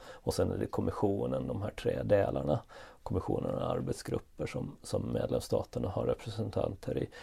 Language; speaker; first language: Swedish; native; Swedish